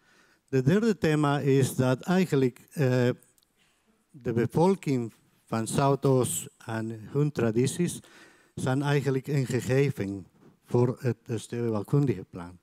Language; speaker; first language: Dutch; non-native, fluent; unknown